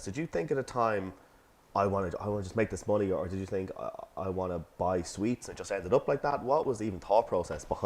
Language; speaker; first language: English; native; English